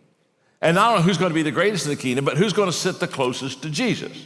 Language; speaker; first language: English; native; English